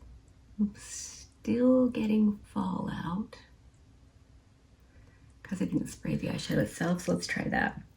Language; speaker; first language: English; native; English